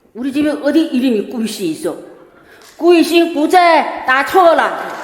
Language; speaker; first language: Korean; native; Korean